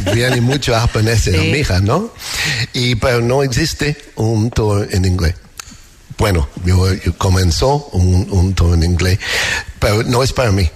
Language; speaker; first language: Spanish; non-native, learner; English